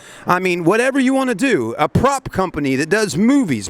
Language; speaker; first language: English; native; English